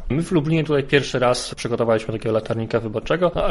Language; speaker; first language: Polish; native; Polish